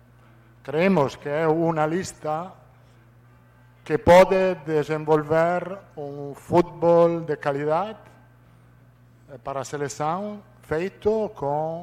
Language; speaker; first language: Portuguese; non-native, fluent; Italian